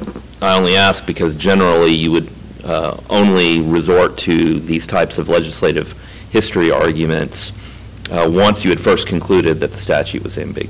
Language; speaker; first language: English; native; English